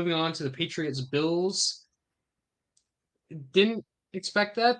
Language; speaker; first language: English; native; English